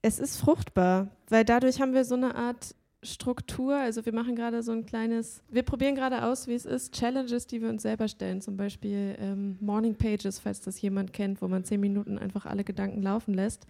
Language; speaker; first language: German; native; German